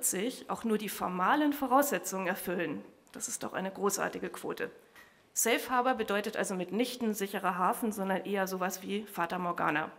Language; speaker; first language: German; native; German